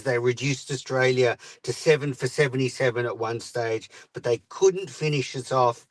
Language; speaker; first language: English; native; English